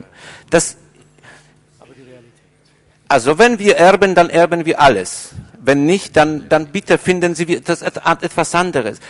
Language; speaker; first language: German; non-native, fluent; Polish